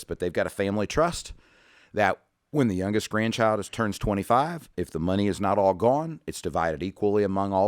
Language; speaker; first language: English; native; English